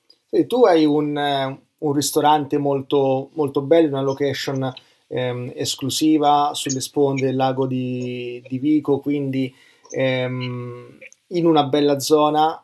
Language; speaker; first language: Italian; native; Italian